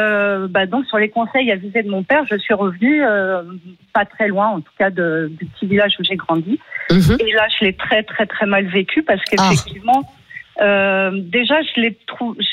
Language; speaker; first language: French; native; French